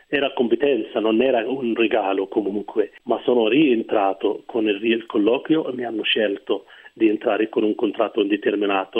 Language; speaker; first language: Italian; non-native, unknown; Arabic